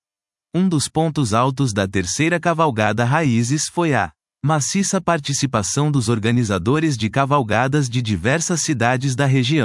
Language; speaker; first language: Portuguese; native; Portuguese